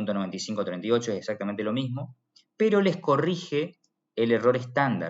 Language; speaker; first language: Spanish; native; Spanish